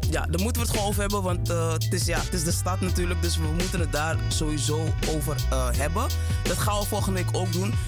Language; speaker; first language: Dutch; early bilingual, other home language; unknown